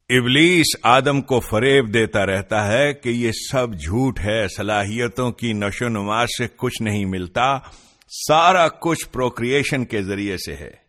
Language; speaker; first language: Urdu; non-native, local second language; Punjabi